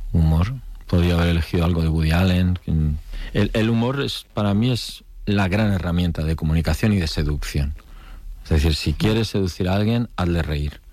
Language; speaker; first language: Spanish; native; Spanish